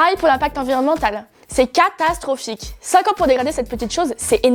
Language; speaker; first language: French; native; French